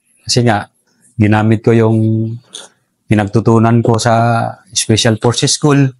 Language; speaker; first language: Filipino; non-native, local second language; Cebuano